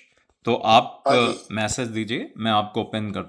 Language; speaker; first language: Hindi; native; Hindi